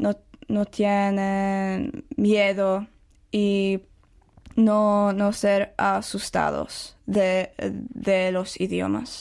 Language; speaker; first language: Spanish; non-native, learner; Czech